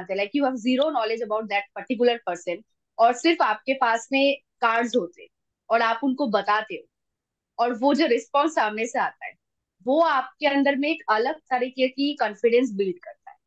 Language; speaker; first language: Hindi; non-native, local second language; Bangla